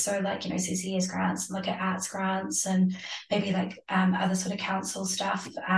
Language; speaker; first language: English; native; English